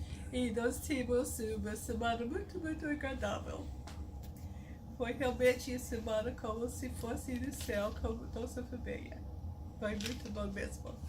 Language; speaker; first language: Portuguese; non-native, learner; English